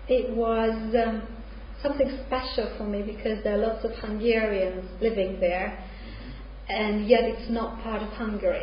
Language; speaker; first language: English; non-native, fluent; Hungarian